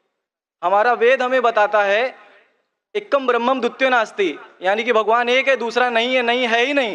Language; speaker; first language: Hindi; native; Hindi